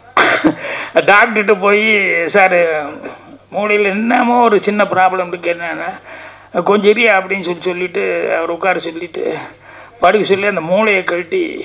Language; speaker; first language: Tamil; native; Tamil